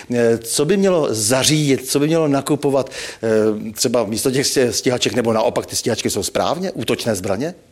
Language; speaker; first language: Czech; native; Czech